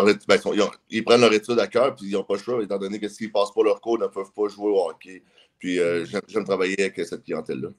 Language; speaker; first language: French; native; French